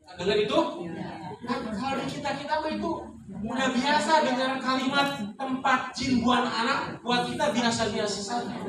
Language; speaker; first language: Indonesian; non-native, local second language; Sundanese